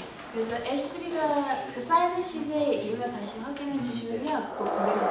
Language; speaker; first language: Korean; early bilingual, heritage; English